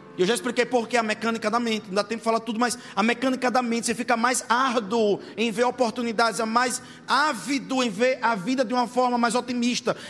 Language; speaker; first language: Portuguese; native; Portuguese